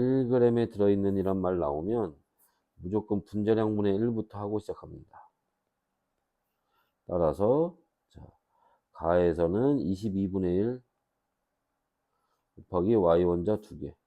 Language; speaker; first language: Korean; native; Korean